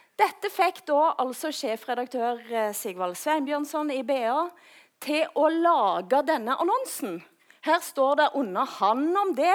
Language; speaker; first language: Norwegian; native; Norwegian